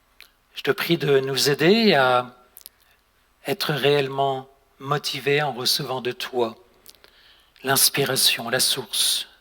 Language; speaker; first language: French; native; French